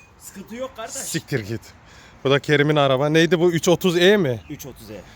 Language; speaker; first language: Turkish; early bilingual, heritage; Turkish